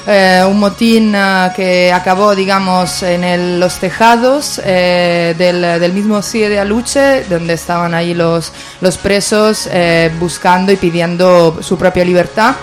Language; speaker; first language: Spanish; native; Spanish